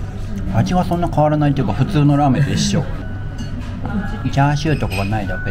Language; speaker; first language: Japanese; native; Japanese